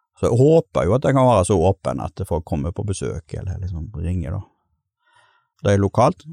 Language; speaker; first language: Norwegian; native; Norwegian